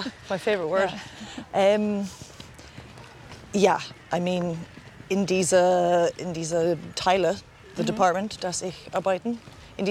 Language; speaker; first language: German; non-native, learner; English